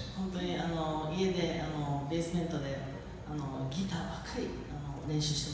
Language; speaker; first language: Japanese; early bilingual, heritage; English